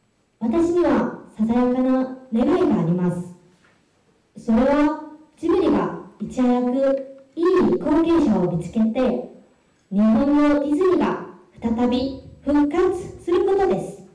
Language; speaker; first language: Japanese; non-native, fluent; Korean